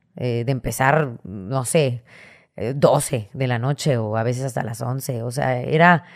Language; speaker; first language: Spanish; native; Spanish